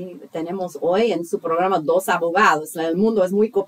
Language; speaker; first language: Spanish; non-native, fluent; English